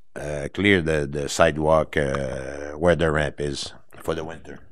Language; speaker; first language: English; non-native, fluent; French